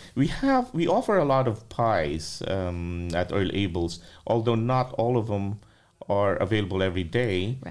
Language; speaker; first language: English; non-native, local second language; Filipino